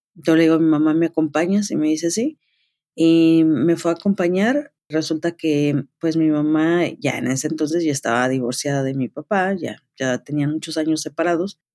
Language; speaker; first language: Spanish; native; Spanish